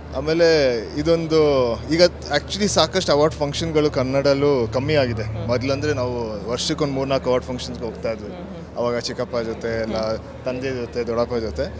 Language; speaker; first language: Kannada; native; Kannada